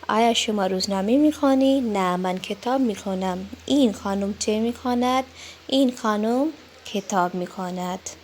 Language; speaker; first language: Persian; non-native, learner; Urdu